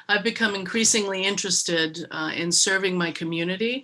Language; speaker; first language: English; native; English